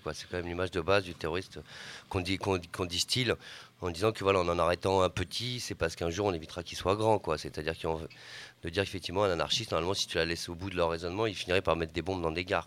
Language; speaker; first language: French; native; French